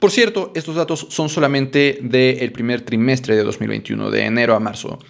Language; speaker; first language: Spanish; native; Spanish